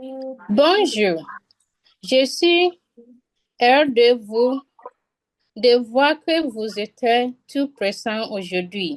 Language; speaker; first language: French; non-native, learner; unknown